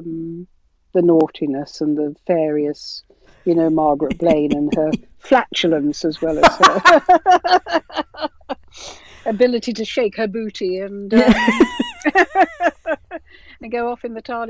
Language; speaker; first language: English; native; English